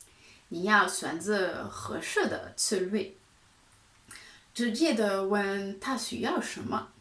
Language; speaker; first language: Chinese; non-native, fluent; French